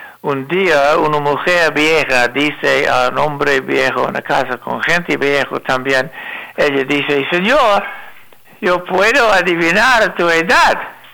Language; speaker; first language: Spanish; non-native, learner; English